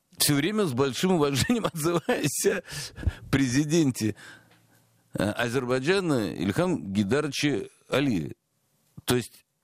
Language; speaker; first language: Russian; native; Russian